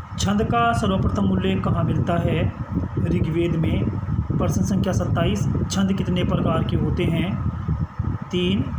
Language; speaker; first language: Hindi; native; Hindi